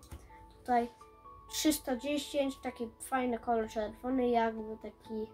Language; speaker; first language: Polish; early bilingual, heritage; Polish